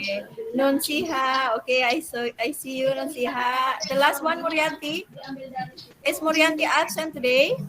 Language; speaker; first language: English; non-native, fluent; Indonesian